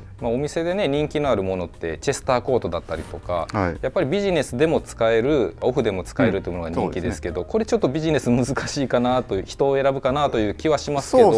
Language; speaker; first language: Japanese; native; Japanese